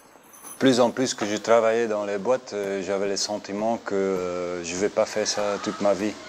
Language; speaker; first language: French; non-native, local second language; Dutch